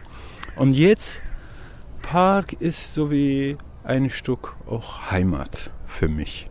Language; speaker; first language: German; non-native, learner; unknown